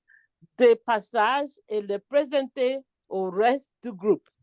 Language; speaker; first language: French; non-native, learner; Akan